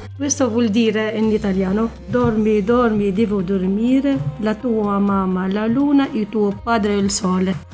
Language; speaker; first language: Italian; non-native, fluent; Arabic